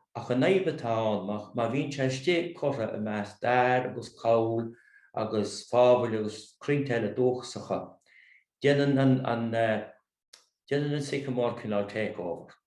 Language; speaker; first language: Irish; native; Irish